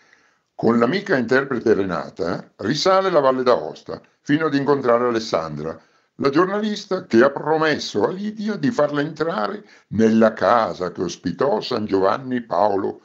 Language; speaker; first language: Italian; native; Italian